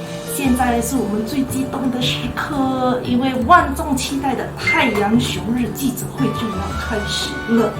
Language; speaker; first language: Chinese; native; Chinese